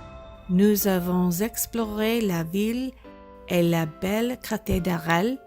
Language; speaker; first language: French; non-native, learner; English